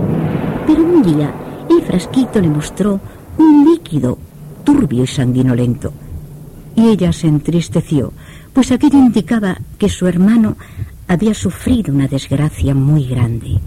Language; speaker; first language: Spanish; native; Spanish